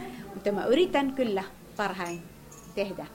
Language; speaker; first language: Finnish; non-native, learner; Kurdish